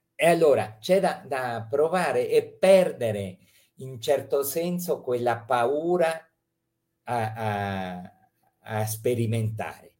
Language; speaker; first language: Italian; early bilingual, heritage; Italian